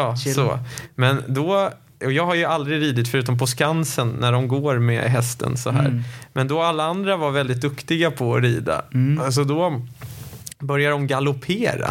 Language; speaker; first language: Swedish; native; Swedish